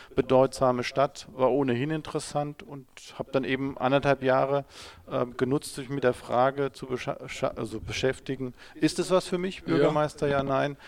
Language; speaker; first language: German; native; German